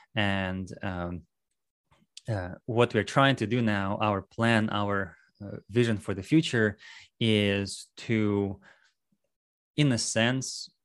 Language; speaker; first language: English; non-native, fluent; Russian